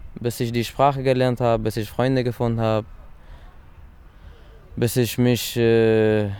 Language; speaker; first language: German; early bilingual, other home language; Persian